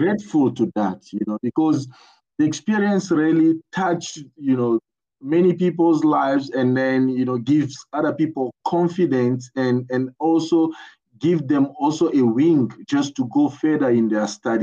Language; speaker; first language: English; non-native, fluent; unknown